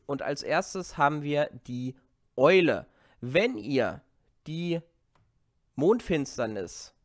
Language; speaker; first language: German; native; German